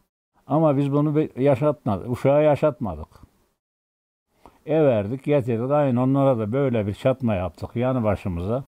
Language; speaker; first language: Turkish; native; Turkish